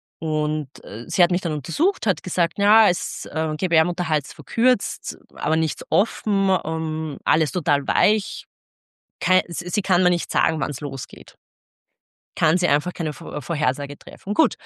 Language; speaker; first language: German; native; German